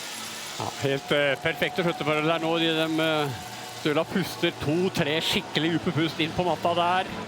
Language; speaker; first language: Norwegian; native; Norwegian